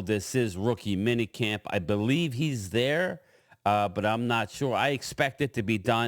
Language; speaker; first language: English; native; English